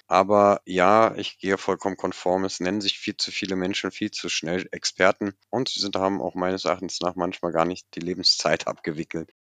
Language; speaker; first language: German; native; German